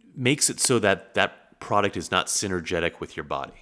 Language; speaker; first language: English; native; English